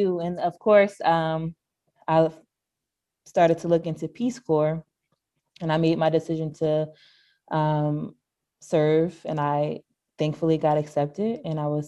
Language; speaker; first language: English; native; English